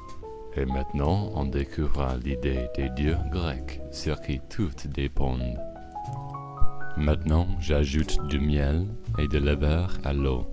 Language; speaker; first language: French; non-native, learner; English